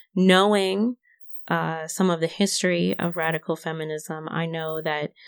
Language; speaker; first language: English; native; English